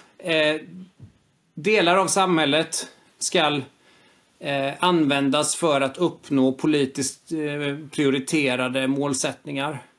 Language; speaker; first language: Swedish; native; Swedish